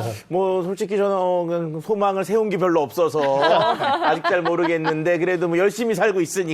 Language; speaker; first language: Korean; native; Korean